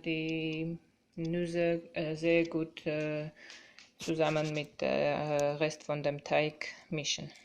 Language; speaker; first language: German; non-native, fluent; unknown